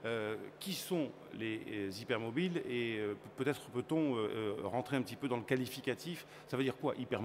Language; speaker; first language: French; native; French